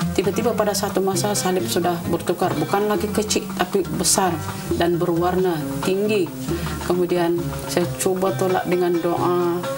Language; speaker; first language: Malay; non-native, local second language; Central Dusun